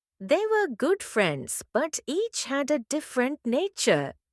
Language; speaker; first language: English; non-native, local second language; Tamil